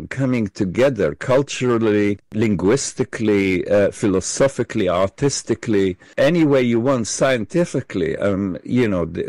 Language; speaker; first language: English; non-native, fluent; Hebrew